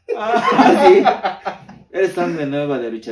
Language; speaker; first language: Spanish; non-native, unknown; Japanese